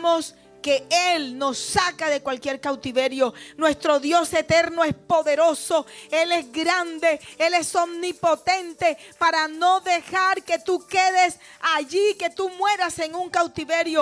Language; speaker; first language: Spanish; native; Spanish